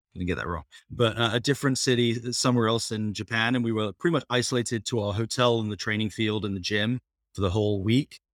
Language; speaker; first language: English; native; English